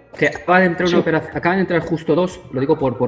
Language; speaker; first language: Spanish; native; Spanish